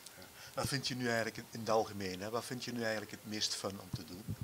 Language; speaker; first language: Dutch; native; Dutch